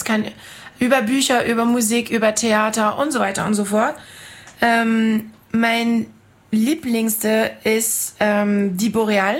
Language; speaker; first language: German; non-native, fluent; French